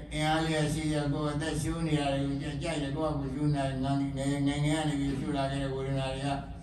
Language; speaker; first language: Burmese; native; Burmese